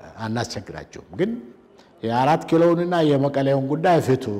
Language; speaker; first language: Amharic; non-native, local second language; Oromo